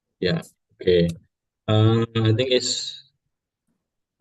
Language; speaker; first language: English; non-native, learner; Indonesian